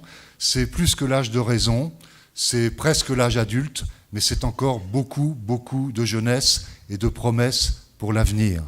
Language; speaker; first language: French; native; French